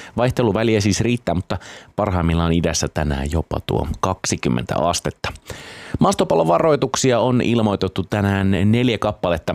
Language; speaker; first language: Finnish; native; Finnish